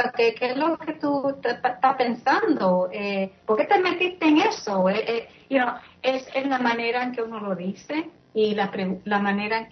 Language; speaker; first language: Spanish; early bilingual, heritage; English